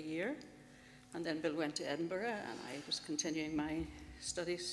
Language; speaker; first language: English; native; English